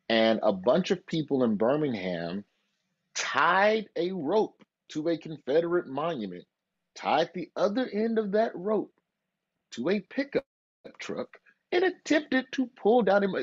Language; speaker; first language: English; native; English